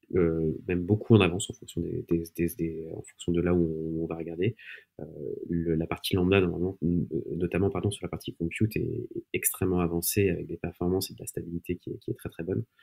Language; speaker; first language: French; native; French